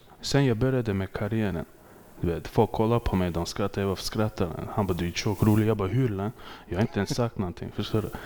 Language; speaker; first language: Swedish; early bilingual, other home language; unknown